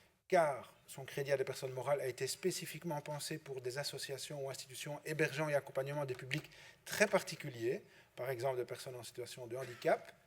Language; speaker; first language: French; native; French